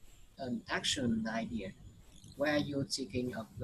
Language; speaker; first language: English; non-native, learner; Vietnamese